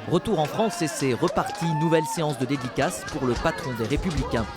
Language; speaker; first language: French; native; French